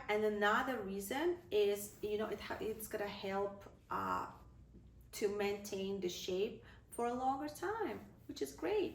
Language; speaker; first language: English; non-native, fluent; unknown